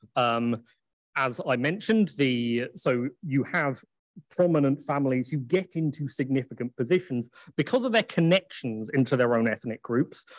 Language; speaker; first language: English; native; English